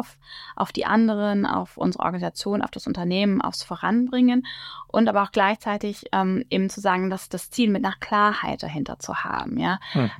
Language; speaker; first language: German; native; German